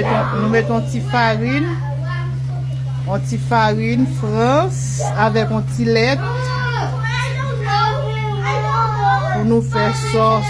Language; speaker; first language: French; non-native, learner; Haitian Creole